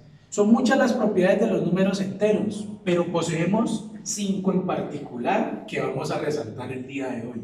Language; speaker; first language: Spanish; native; Spanish